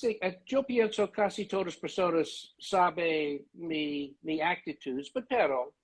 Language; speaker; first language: Spanish; non-native, learner; English